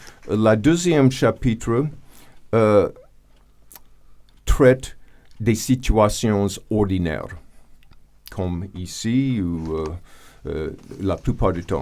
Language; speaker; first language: French; non-native, fluent; English